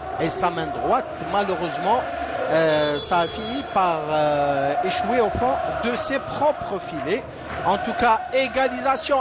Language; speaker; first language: French; non-native, local second language; Arabic